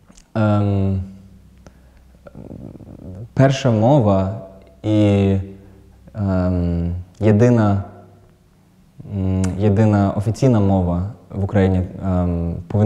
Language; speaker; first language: Ukrainian; non-native, fluent; German